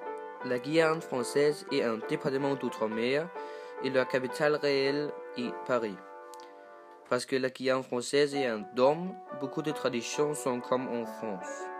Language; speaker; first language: French; non-native, learner; Danish